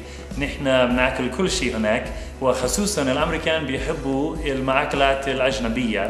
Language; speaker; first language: Arabic; non-native, fluent; English